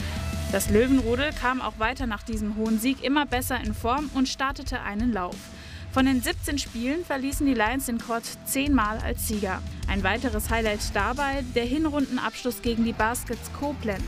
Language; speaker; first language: German; native; German